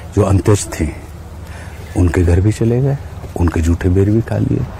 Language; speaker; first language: Hindi; native; Hindi